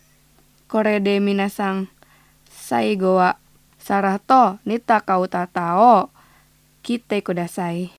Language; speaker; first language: Japanese; non-native, fluent; Indonesian